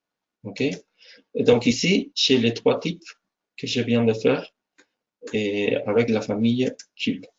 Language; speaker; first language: French; non-native, fluent; Spanish